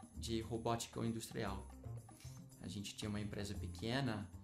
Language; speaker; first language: Portuguese; non-native, fluent; English